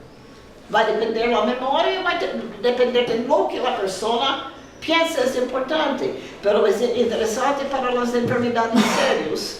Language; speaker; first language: Spanish; non-native, fluent; English